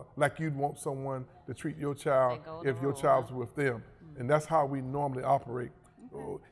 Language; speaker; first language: English; native; English